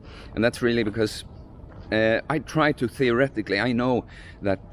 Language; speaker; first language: English; non-native, fluent; Swedish